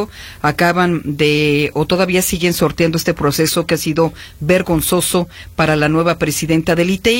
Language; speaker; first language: Spanish; native; Spanish